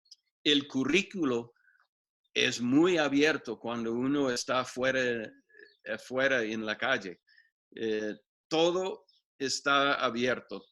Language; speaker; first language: Spanish; non-native, fluent; English